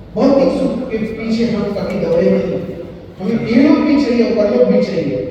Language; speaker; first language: Hindi; non-native, local second language; Marathi